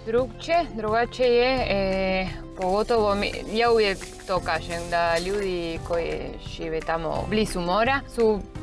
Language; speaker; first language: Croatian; non-native, learner; Spanish